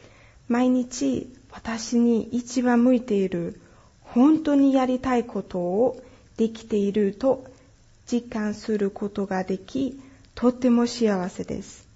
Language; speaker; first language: Japanese; non-native, fluent; German